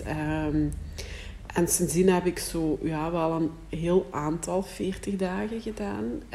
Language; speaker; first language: Dutch; native; Dutch